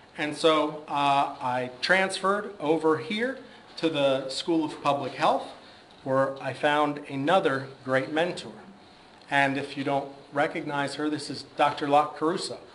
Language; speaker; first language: English; native; English